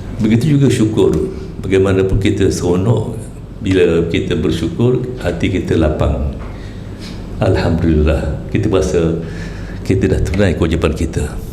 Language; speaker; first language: Malay; native; Malay